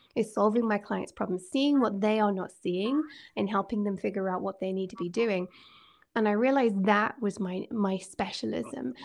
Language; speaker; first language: English; native; English